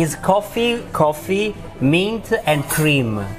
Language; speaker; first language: English; non-native, learner; Italian